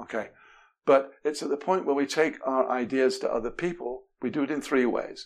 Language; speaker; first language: English; native; English